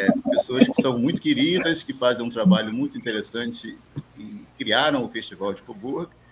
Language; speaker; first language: Portuguese; native; Portuguese